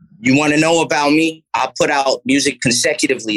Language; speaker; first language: English; native; English